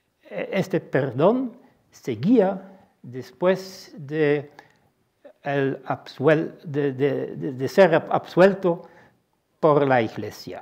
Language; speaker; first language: Spanish; non-native, fluent; Dutch